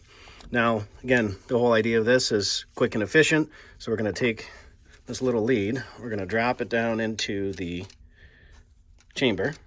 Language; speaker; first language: English; native; English